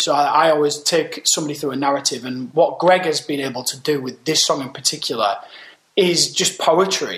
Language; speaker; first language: English; native; English